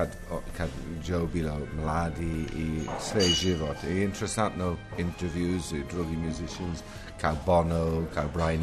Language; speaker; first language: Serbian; non-native, learner; English